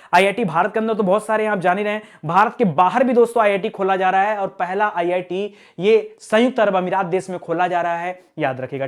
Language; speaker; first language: Hindi; native; Hindi